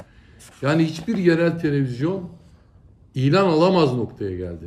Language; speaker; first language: Turkish; native; Turkish